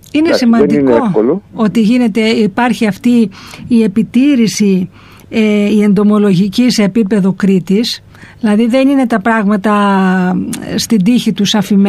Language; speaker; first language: Greek; native; Greek